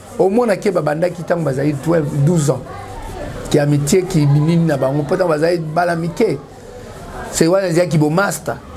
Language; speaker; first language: Lingala; native; Lingala